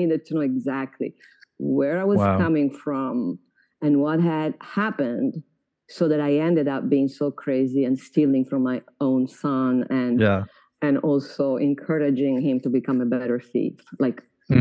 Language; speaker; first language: English; non-native, fluent; Italian